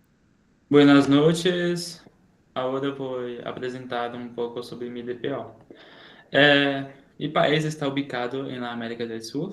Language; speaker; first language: Spanish; non-native, learner; Portuguese